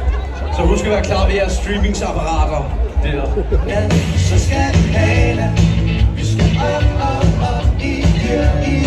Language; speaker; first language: Danish; native; Danish